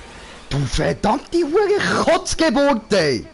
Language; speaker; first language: German; native; German